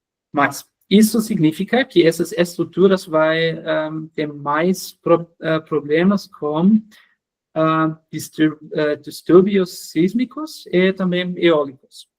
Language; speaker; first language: Portuguese; non-native, fluent; German